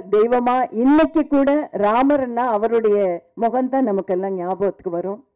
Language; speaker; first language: Tamil; native; Tamil